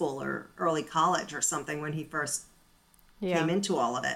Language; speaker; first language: English; native; English